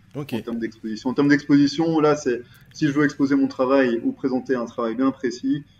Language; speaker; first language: French; native; French